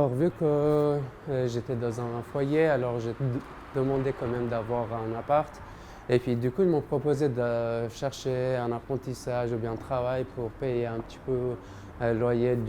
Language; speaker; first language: French; non-native, fluent; Persian